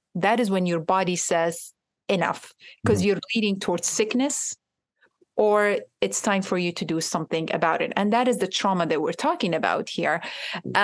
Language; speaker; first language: English; non-native, fluent; Arabic